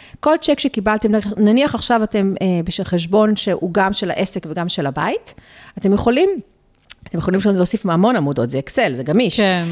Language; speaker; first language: Hebrew; early bilingual, other home language; Spanish